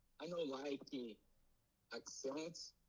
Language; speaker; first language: English; non-native, learner; Portuguese